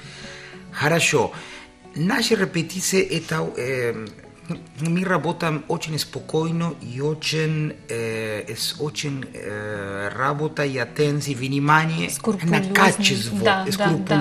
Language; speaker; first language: Russian; non-native, learner; Spanish